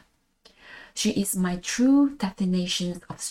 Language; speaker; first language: English; non-native, local second language; Malay